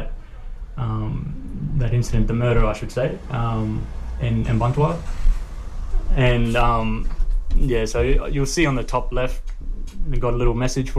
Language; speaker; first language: English; native; English